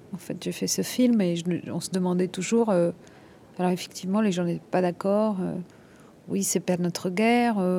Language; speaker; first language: French; non-native, local second language; Arabic